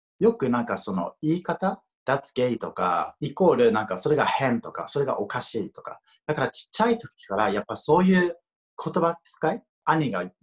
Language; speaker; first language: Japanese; non-native, fluent; English